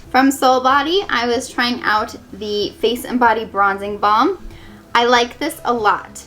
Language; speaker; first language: English; native; English